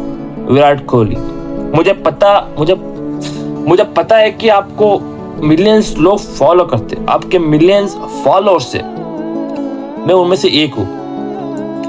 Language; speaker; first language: Hindi; non-native, local second language; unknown